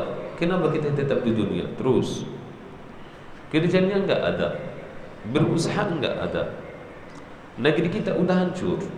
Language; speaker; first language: Indonesian; non-native, learner; Arabic